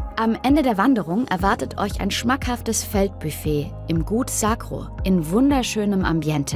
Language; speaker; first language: German; native; German